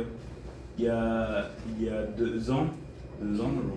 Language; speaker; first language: French; non-native, fluent; Bulgarian